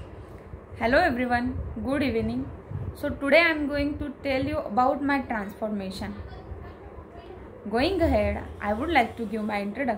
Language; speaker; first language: English; non-native, learner; Marathi